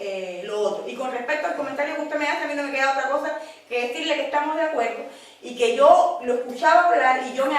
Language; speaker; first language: Spanish; native; Spanish